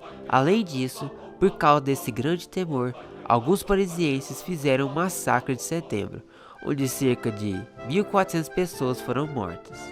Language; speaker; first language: Portuguese; native; Portuguese